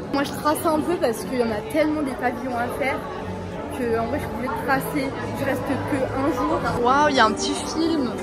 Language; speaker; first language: French; native; French